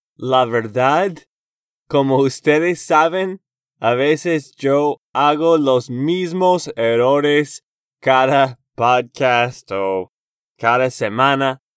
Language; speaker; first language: Spanish; non-native, fluent; English